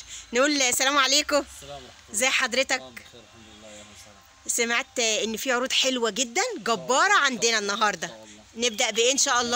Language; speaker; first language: Arabic; native; Arabic